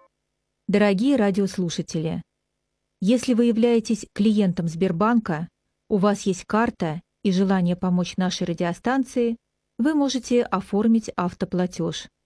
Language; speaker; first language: Russian; native; Russian